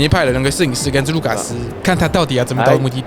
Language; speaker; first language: Chinese; native; Chinese